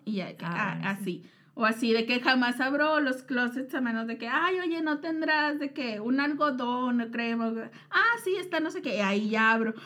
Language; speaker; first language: Spanish; native; Spanish